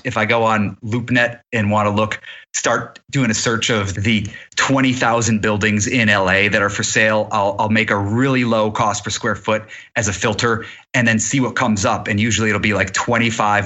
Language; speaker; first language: English; native; English